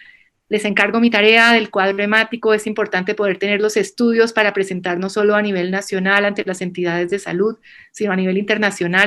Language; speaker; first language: Spanish; native; Spanish